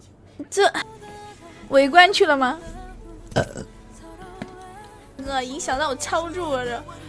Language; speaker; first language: Chinese; native; Chinese